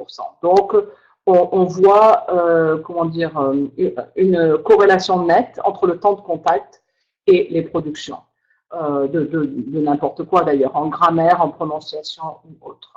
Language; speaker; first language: French; native; French